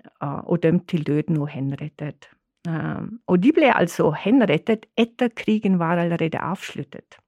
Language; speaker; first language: Norwegian; non-native, fluent; German